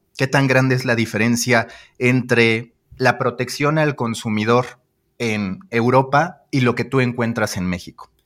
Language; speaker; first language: Spanish; native; Spanish